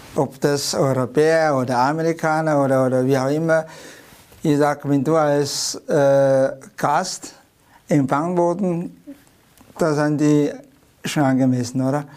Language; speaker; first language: German; non-native, fluent; Chinese